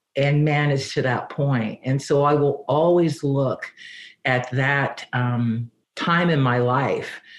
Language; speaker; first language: English; native; English